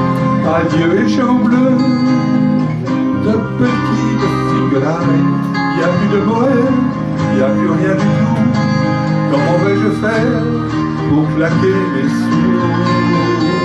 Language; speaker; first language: French; native; French